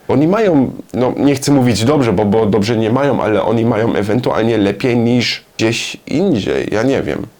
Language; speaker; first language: Polish; non-native, learner; German